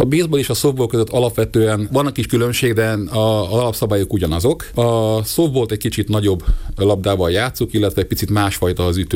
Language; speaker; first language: Hungarian; native; Hungarian